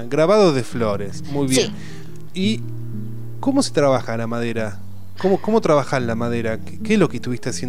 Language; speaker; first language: Spanish; native; Spanish